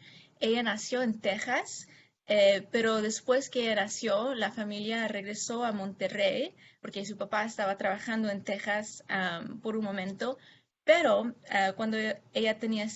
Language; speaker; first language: Spanish; non-native, fluent; English